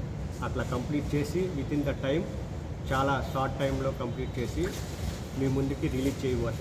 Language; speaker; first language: Telugu; native; Telugu